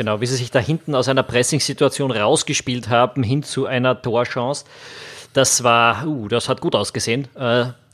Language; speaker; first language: German; native; German